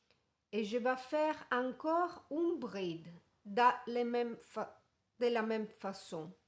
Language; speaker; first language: French; non-native, fluent; Italian